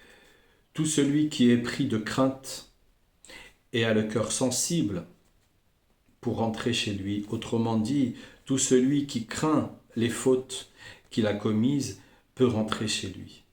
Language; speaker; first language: French; native; French